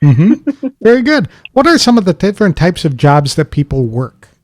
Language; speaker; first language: English; native; English